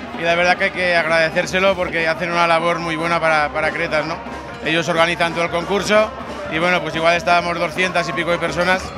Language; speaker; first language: Spanish; non-native, local second language; Catalan